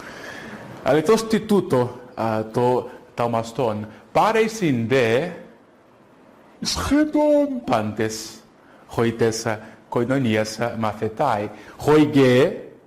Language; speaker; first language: Greek; non-native, fluent; Portuguese